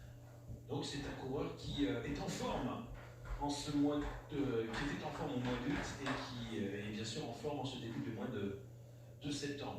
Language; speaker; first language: French; native; French